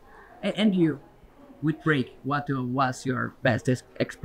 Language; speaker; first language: English; non-native, learner; Portuguese